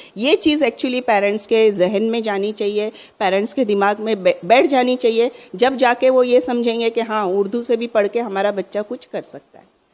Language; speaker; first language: Hindi; non-native, local second language; Urdu